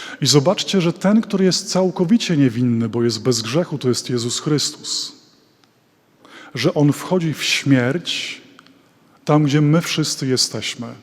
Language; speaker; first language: Polish; native; Polish